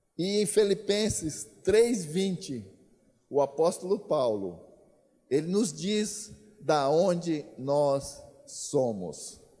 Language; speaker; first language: Portuguese; native; Portuguese